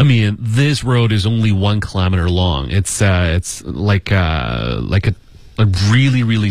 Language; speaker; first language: English; native; English